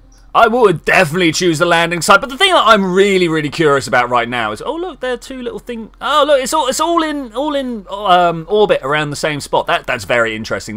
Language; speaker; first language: English; native; English